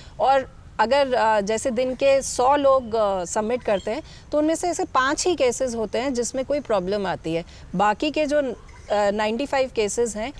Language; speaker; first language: Hindi; native; Hindi